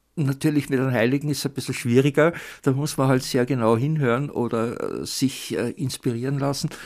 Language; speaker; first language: German; native; German